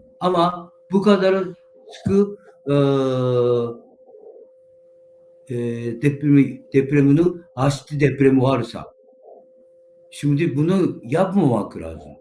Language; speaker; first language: Turkish; non-native, learner; Japanese